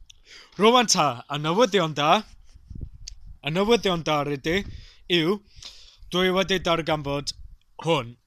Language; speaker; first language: Welsh; non-native, local second language; English